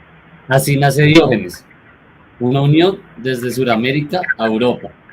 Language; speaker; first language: Spanish; native; Spanish